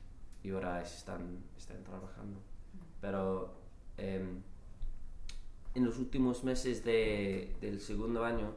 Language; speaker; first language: Spanish; non-native, fluent; English